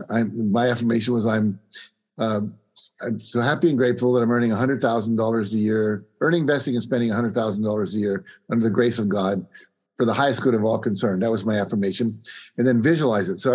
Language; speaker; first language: English; native; English